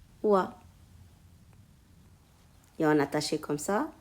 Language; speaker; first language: French; non-native, local second language; Arabic